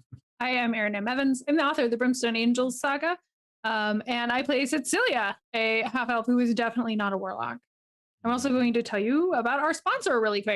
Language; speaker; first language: English; native; English